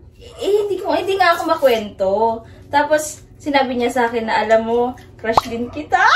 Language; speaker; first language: Filipino; non-native, local second language; Cebuano